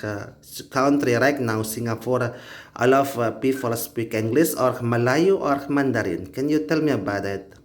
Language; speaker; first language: English; non-native, learner; Indonesian